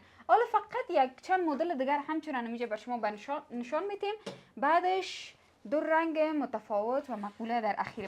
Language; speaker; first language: Persian; native; Persian